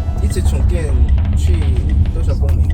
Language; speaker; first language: Chinese; non-native, learner; Korean